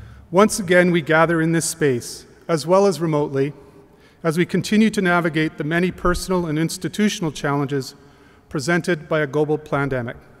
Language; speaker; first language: English; native; English